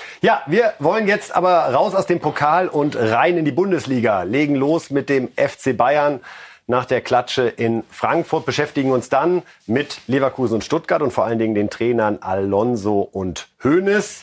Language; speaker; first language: German; native; German